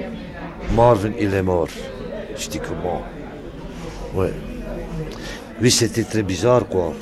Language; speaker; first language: French; non-native, local second language; Dutch